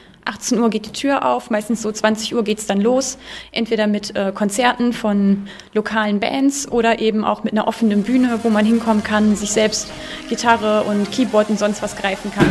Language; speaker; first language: German; native; German